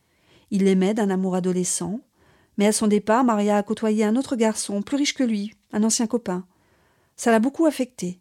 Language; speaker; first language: French; native; French